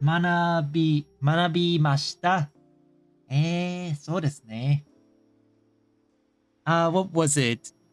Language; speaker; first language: Japanese; non-native, learner; English